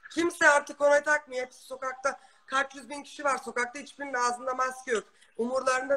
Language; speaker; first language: Turkish; early bilingual, heritage; Turkish